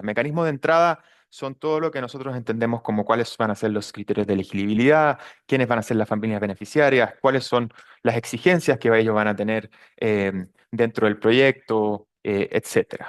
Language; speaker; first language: Spanish; native; Spanish